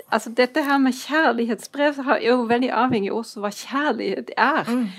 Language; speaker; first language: Norwegian; non-native, fluent; German